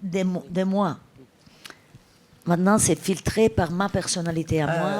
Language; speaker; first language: French; non-native, fluent; Italian